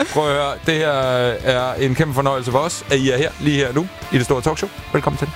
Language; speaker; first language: Danish; native; Danish